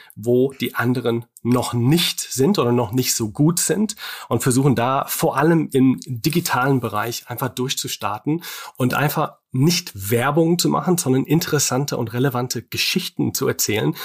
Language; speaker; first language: German; non-native, fluent; English